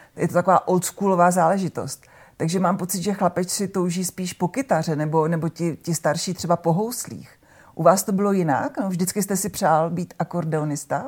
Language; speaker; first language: Czech; native; Czech